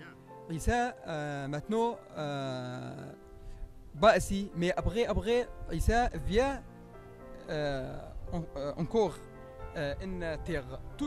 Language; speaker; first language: French; non-native, learner; Arabic